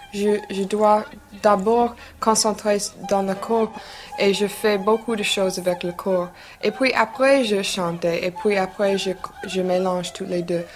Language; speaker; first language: French; non-native, learner; English